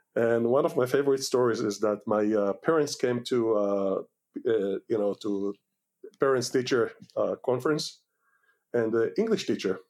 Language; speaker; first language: English; non-native, fluent; Hebrew